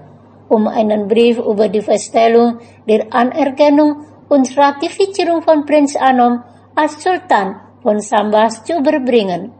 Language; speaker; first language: German; non-native, fluent; Indonesian